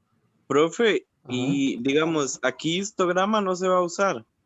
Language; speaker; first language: Spanish; native; Spanish